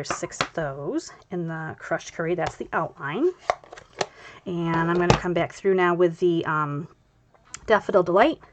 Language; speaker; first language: English; native; English